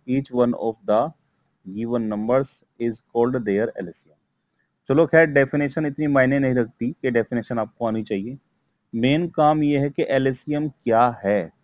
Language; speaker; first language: Hindi; native; Hindi